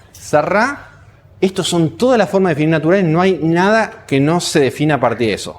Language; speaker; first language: Spanish; native; Spanish